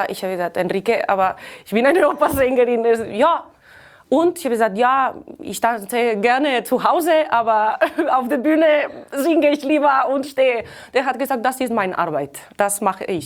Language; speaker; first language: German; non-native, fluent; Catalan